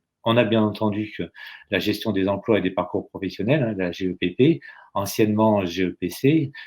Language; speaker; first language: French; native; French